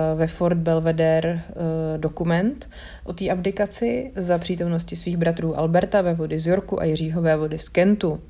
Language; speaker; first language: Czech; native; Czech